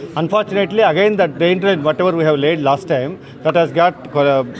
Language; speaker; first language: English; non-native, local second language; Telugu